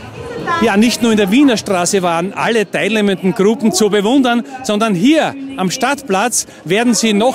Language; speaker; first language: German; native; German